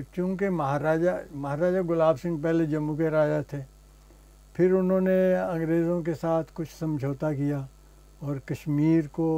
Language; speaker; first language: Hindi; native; Hindi